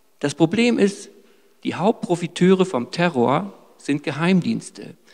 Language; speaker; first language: German; native; German